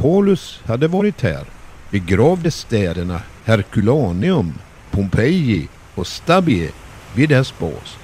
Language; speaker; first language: Swedish; native; Swedish